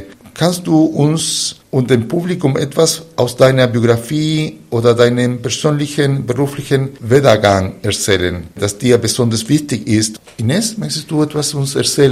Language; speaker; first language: German; non-native, fluent; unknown